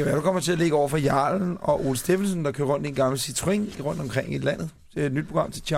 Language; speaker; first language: Danish; native; Danish